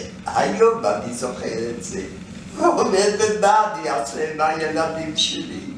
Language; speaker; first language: Hebrew; non-native, fluent; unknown